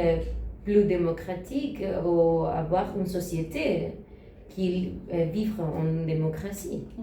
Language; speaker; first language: French; non-native, learner; Spanish